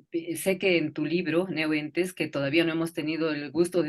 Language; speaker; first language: Spanish; native; Spanish